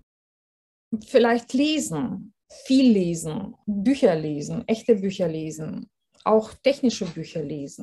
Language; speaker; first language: German; non-native, fluent; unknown